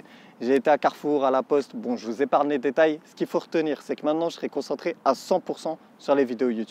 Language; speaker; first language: French; native; French